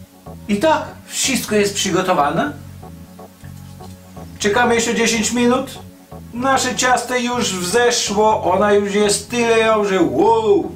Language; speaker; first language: Polish; non-native, learner; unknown